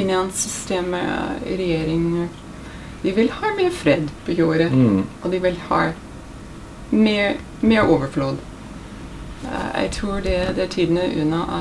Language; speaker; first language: Norwegian; non-native, fluent; English